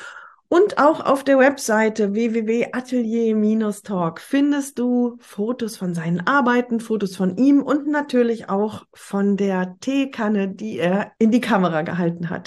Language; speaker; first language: German; native; German